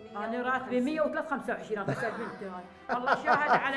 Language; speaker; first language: Arabic; native; Arabic